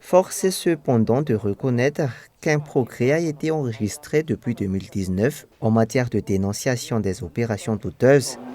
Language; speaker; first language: French; non-native, local second language; Malagasy